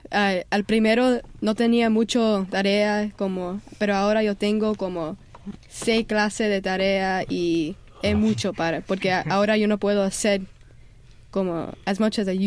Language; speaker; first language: Spanish; early bilingual, heritage; Spanish